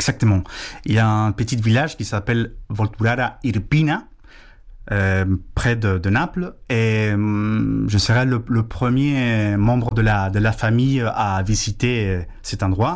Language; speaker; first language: French; non-native, fluent; Spanish